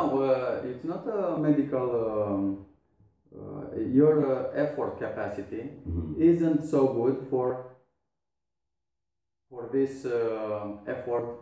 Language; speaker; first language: English; non-native, learner; Romanian